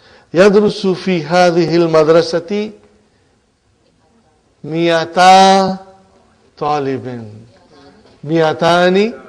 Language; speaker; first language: Arabic; non-native, fluent; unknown